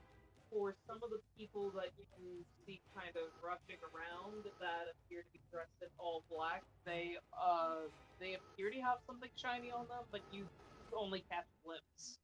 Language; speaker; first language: English; native; English